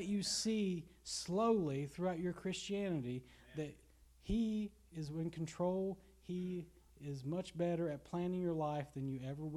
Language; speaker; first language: English; native; English